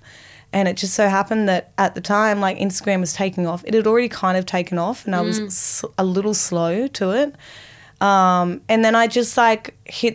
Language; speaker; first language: English; native; English